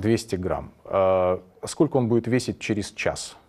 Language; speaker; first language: Russian; native; Russian